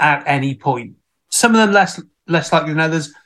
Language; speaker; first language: English; native; English